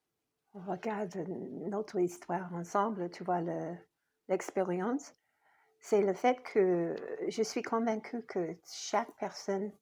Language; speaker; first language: French; non-native, fluent; English